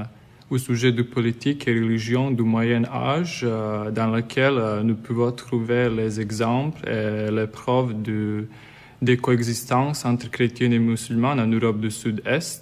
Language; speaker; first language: French; non-native, fluent; Serbian